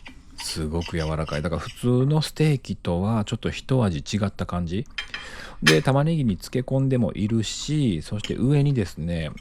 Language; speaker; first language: Japanese; native; Japanese